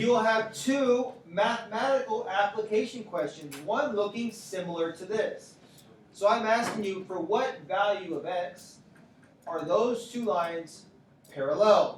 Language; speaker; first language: English; native; English